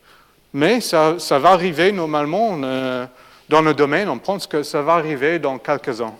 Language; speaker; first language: French; non-native, fluent; English